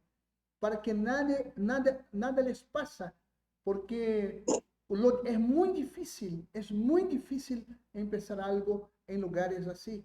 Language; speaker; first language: Spanish; non-native, fluent; Portuguese